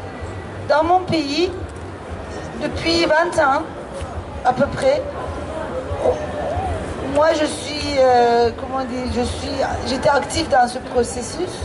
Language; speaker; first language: French; non-native, fluent; Turkish